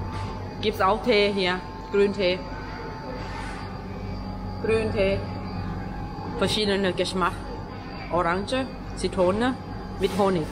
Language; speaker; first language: German; non-native, learner; Thai